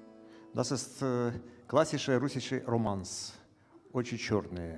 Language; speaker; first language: German; non-native, learner; Russian